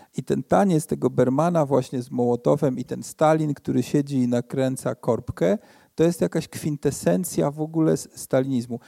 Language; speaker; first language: Polish; native; Polish